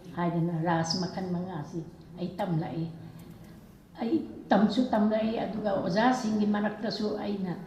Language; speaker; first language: Manipuri; non-native, local second language; Rongmei Naga